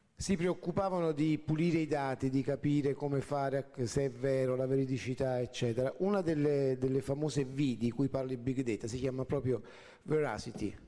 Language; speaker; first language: Italian; native; Italian